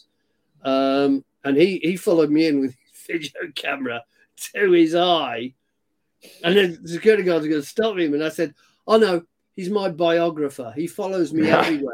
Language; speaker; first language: English; native; English